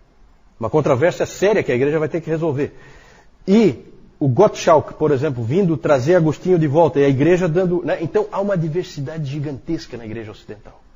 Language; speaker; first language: Portuguese; native; Portuguese